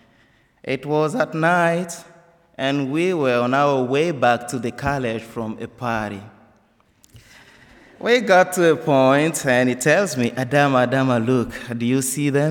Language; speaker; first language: English; non-native, fluent; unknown